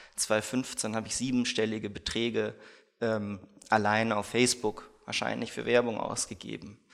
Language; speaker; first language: German; early bilingual, other home language; Russian